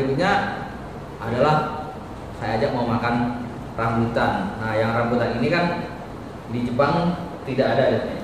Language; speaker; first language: Indonesian; native; Indonesian